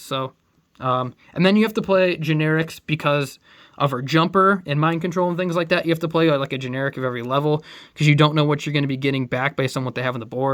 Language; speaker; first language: English; native; English